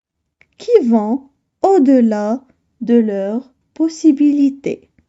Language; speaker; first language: French; non-native, local second language; Arabic